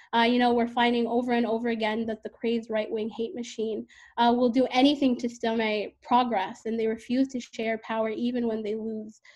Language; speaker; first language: English; native; English